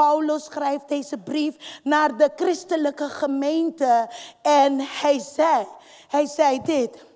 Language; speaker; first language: Dutch; non-native, fluent; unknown